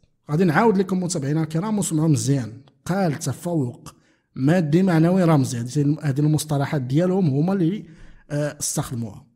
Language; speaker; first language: Arabic; native; Arabic